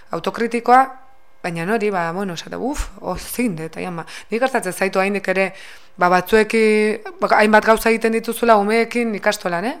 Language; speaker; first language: Basque; native; Basque